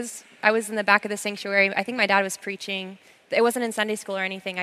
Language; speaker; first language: English; native; English